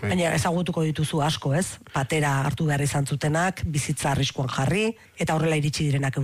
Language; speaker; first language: Basque; native; Basque